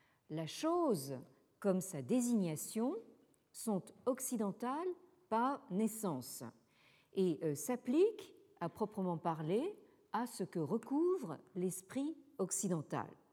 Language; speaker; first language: French; native; French